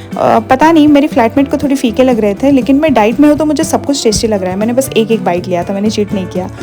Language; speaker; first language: Hindi; non-native, local second language; Odia